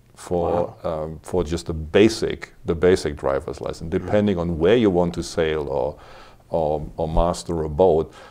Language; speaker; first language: English; non-native, fluent; German